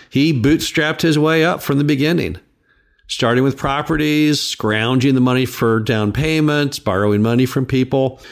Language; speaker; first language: English; native; English